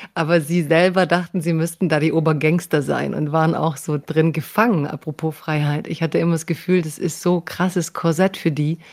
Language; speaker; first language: German; early bilingual, other home language; Croatian